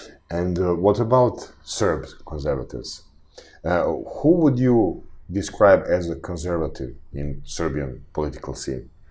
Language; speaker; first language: English; non-native, fluent; Serbian